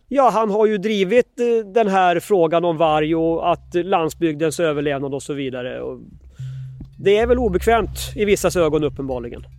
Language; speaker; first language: Swedish; native; Swedish